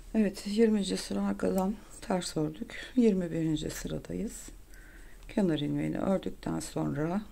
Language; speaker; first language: Turkish; native; Turkish